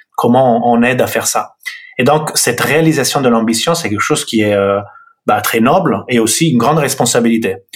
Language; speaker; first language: French; non-native, fluent; Italian